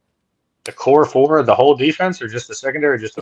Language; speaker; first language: English; native; English